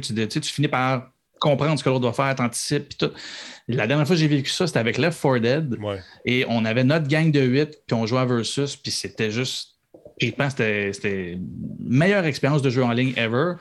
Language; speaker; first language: French; native; French